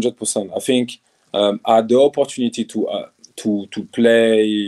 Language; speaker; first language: English; non-native, fluent; French